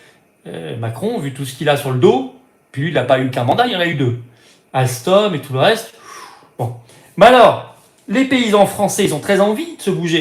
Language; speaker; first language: French; native; French